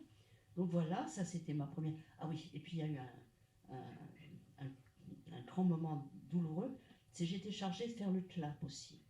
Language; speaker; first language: French; native; French